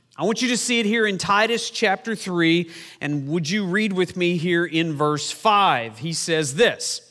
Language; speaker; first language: English; native; English